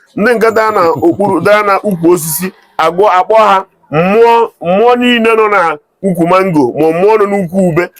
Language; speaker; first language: Igbo; native; Igbo